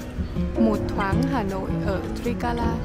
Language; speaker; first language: Vietnamese; native; Vietnamese